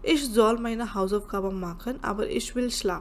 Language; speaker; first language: German; non-native, learner; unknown